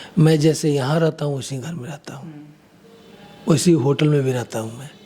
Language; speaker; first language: Hindi; non-native, local second language; Bhojpuri